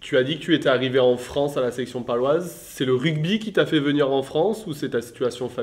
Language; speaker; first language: French; native; French